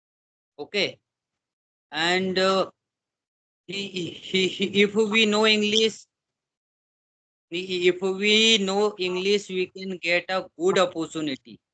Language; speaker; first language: English; non-native, learner; Hindi